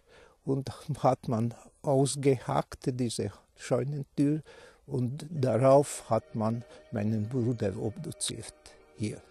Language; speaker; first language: German; non-native, fluent; Hungarian